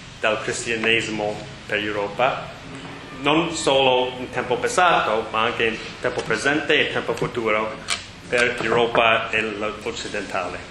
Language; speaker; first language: Italian; non-native, learner; English